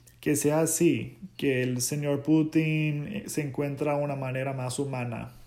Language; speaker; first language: Spanish; non-native, fluent; English